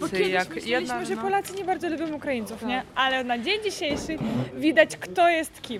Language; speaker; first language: Polish; non-native, fluent; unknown